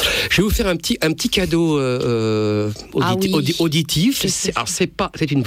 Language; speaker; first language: French; native; French